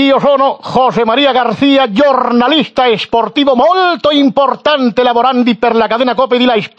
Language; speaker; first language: Italian; non-native, learner; Spanish